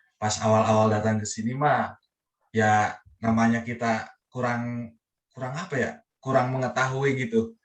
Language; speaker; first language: Indonesian; non-native, local second language; Sundanese